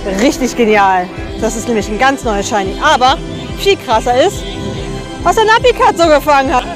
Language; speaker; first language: German; native; German